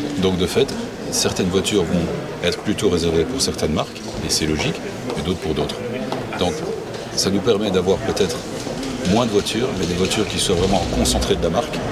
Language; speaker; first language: French; native; French